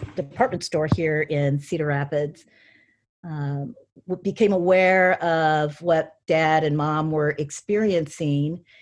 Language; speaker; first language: English; native; English